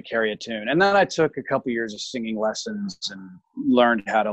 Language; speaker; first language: English; native; English